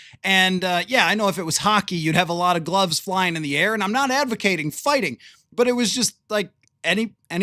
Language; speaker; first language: English; native; English